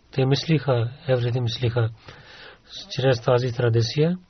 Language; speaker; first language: Bulgarian; non-native, learner; Urdu